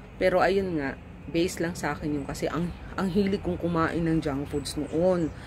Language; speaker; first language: Filipino; non-native, local second language; Cebuano